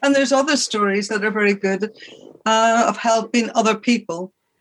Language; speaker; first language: English; native; English